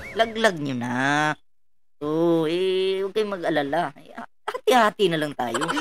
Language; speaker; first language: Filipino; non-native, local second language; Cebuano